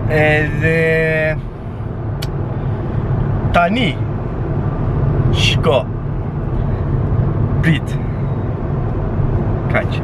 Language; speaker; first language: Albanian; non-native, learner; Turkish